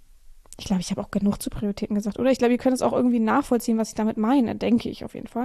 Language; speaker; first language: German; native; German